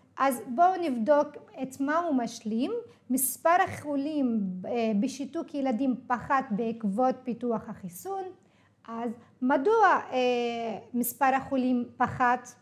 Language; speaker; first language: Hebrew; non-native, local second language; Arabic